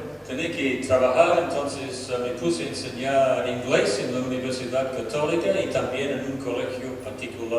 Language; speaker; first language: Spanish; non-native, fluent; English